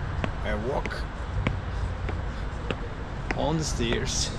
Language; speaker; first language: English; non-native, learner; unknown